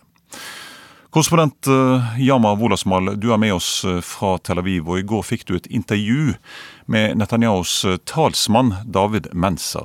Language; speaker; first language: Norwegian; native; Norwegian